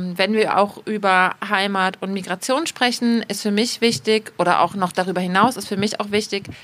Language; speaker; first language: German; native; German